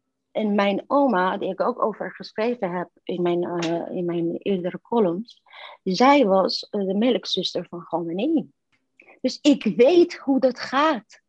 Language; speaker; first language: Dutch; non-native, fluent; Persian